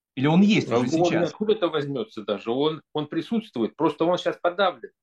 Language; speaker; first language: Russian; native; Russian